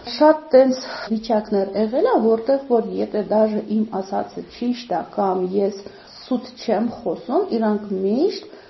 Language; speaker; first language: Armenian; non-native, fluent; Uzbek